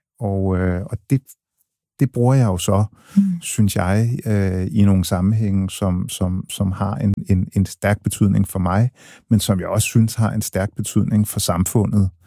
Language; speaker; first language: Danish; early bilingual, other home language; English